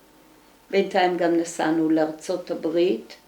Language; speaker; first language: Hebrew; early bilingual, other home language; Dutch